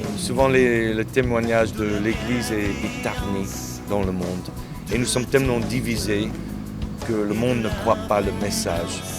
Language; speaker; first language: French; non-native, fluent; English